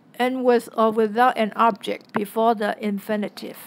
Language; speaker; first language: English; non-native, local second language; Cantonese